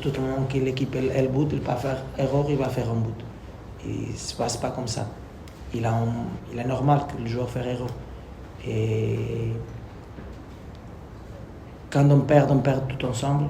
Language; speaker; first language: French; non-native, learner; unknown